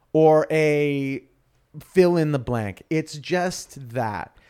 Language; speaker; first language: English; native; English